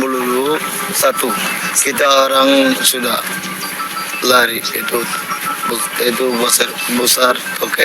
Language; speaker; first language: Indonesian; non-native, learner; Rohingya